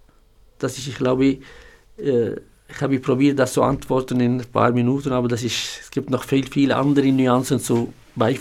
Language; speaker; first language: German; non-native, fluent; Arabic